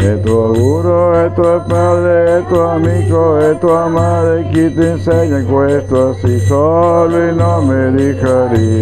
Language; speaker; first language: Italian; non-native, learner; Spanish